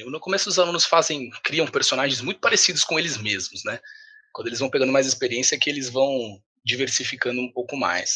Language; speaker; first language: Portuguese; native; Portuguese